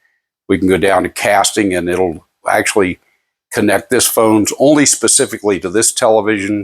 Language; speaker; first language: English; native; English